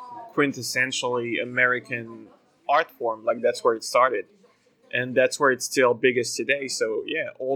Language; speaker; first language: English; non-native, fluent; French